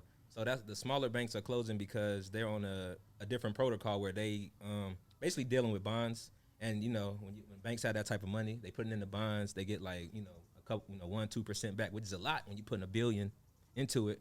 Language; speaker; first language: English; native; English